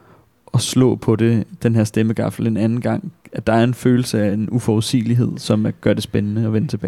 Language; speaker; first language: Danish; native; Danish